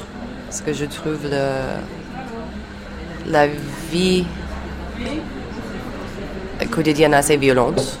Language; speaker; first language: French; non-native, fluent; English